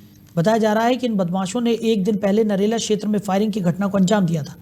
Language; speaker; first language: Hindi; native; Hindi